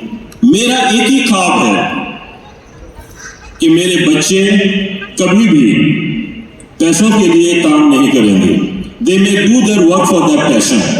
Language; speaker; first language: Hindi; native; Hindi